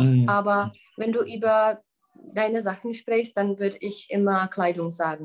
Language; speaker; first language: German; non-native, fluent; Czech